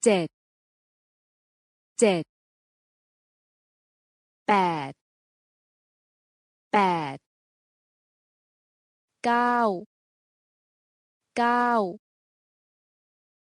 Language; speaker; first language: Thai; native; Thai